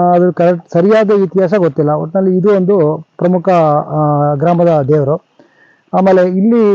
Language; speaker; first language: Kannada; native; Kannada